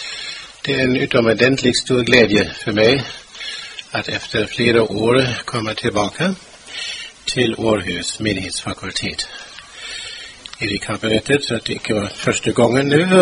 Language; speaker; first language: Swedish; non-native, fluent; German